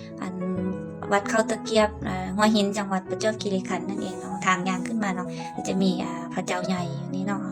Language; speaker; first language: Thai; non-native, local second language; Northeastern Thai